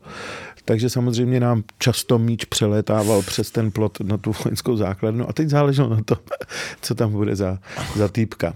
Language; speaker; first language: Czech; early bilingual, other home language; Arabic